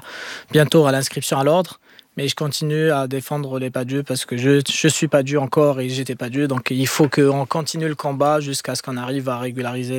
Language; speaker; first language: French; non-native, local second language; Arabic